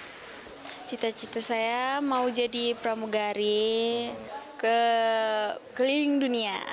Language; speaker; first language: Indonesian; early bilingual, heritage; Indonesian